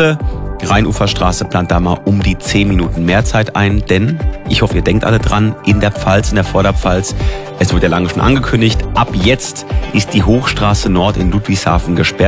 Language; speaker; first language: German; native; German